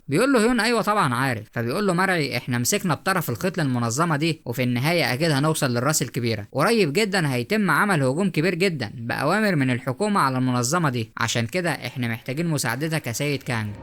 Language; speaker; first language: Arabic; native; Arabic